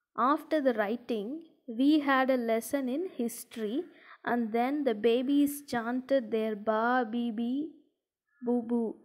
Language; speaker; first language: English; non-native, local second language; Tamil